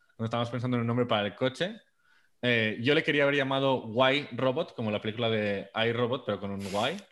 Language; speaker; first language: Spanish; native; Spanish